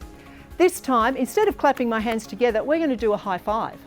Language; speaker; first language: English; native; English